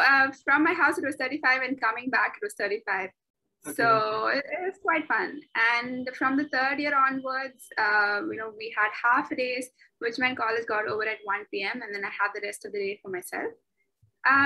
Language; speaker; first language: English; non-native, local second language; Tamil